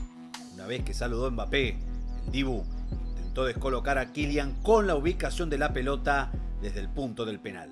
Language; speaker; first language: Spanish; native; Spanish